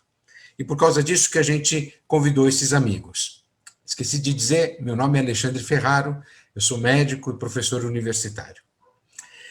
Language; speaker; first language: Portuguese; native; Portuguese